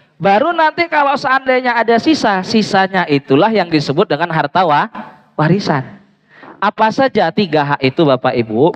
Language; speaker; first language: Indonesian; native; Indonesian